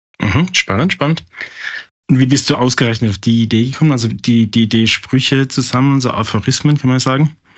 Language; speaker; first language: German; native; German